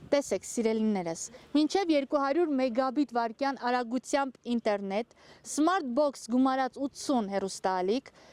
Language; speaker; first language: Armenian; native; Armenian